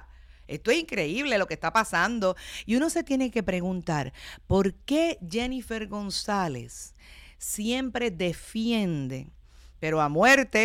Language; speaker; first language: Spanish; native; Spanish